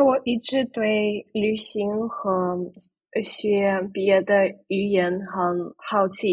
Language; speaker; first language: Chinese; non-native, fluent; Russian